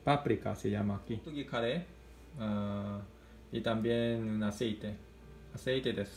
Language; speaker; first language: Spanish; non-native, learner; Korean